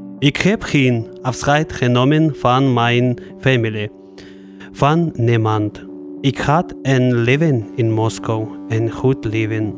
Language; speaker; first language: Dutch; non-native, learner; Russian